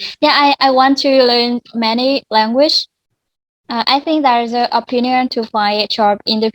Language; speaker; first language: English; non-native, learner; Vietnamese